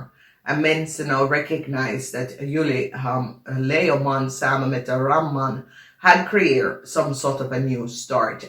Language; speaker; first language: Dutch; non-native, learner; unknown